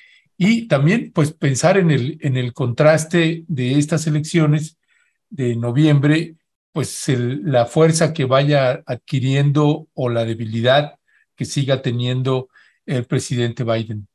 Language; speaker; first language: Spanish; native; Spanish